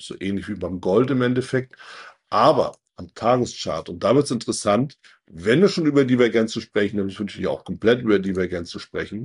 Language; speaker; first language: German; native; German